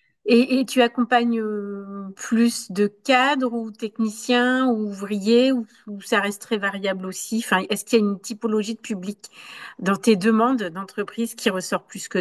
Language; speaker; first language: French; native; French